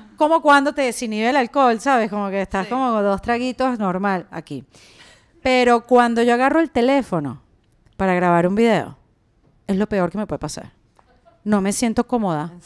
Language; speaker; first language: Spanish; native; Spanish